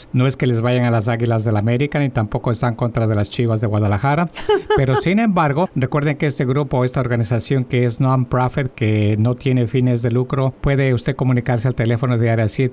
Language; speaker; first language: Spanish; native; Spanish